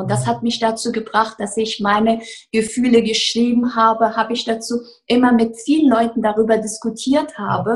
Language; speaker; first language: German; non-native, fluent; Persian